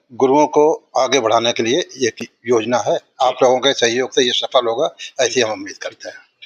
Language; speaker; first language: Hindi; native; Hindi